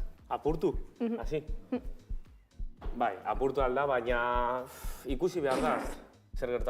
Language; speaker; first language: Basque; non-native, local second language; Spanish